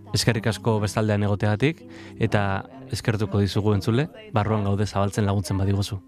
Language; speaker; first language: Basque; native; Basque